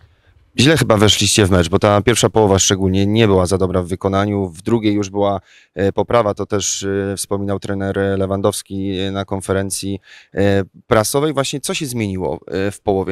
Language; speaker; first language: Polish; native; Polish